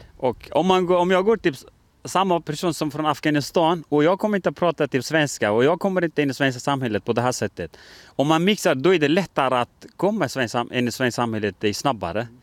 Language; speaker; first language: Swedish; non-native, fluent; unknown